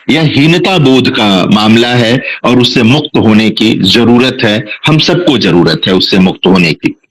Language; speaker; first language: Hindi; non-native, local second language; Bhojpuri